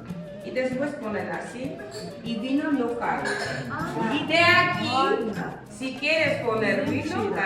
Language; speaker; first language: Spanish; non-native, fluent; Armenian